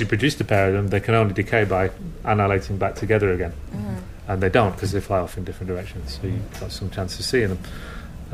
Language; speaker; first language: English; native; English